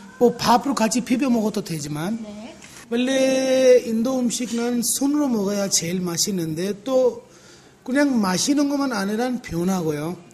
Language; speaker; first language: Korean; non-native, fluent; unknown